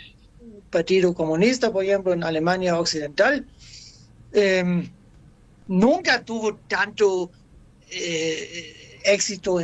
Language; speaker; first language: Spanish; non-native, fluent; German